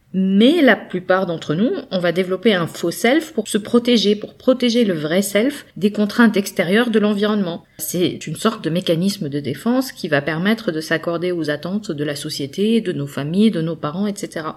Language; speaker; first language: French; native; French